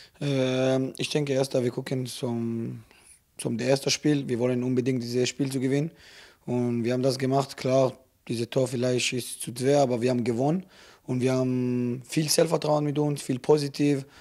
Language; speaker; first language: German; non-native, learner; Hebrew